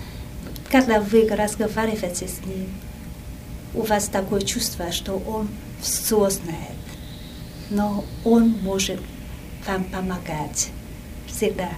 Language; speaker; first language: Russian; non-native, fluent; Vietnamese